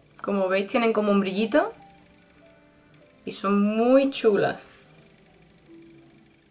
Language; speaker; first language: Spanish; native; Spanish